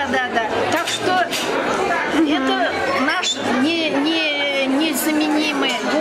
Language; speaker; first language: Russian; non-native, local second language; Kazakh